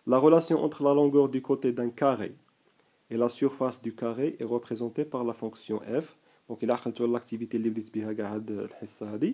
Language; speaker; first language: French; non-native, local second language; Arabic